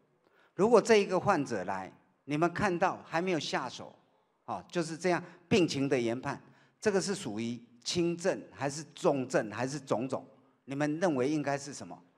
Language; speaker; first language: Chinese; native; Chinese